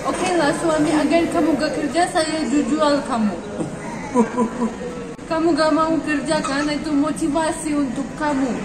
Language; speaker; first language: Indonesian; non-native, learner; Russian